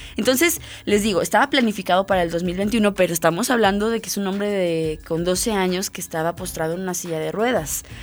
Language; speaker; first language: Spanish; native; Spanish